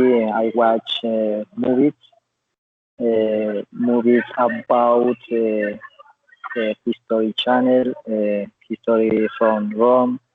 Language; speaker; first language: English; non-native, learner; Spanish